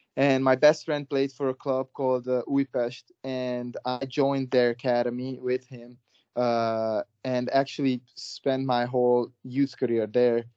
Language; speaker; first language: English; non-native, fluent; Hungarian